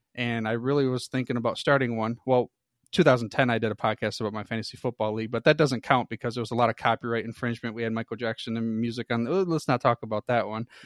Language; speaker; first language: English; native; English